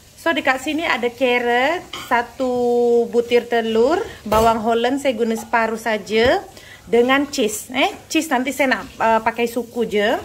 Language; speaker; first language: Malay; native; Malay